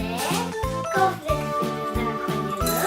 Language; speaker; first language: Turkish; early bilingual, heritage; Turkish